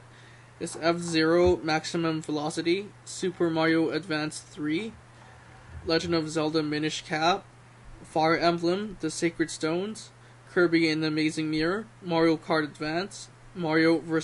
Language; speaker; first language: English; native; English